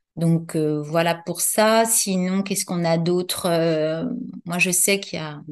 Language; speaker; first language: French; native; French